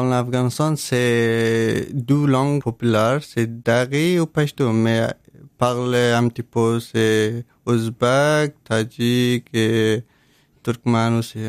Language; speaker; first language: French; non-native, learner; Persian